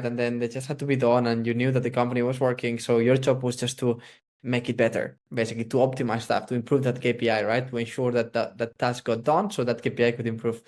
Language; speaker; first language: English; non-native, fluent; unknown